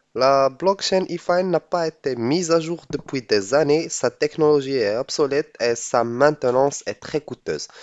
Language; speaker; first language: French; non-native, local second language; Arabic